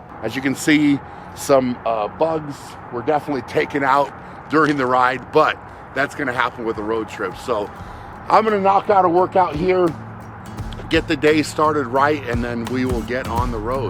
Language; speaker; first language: English; native; English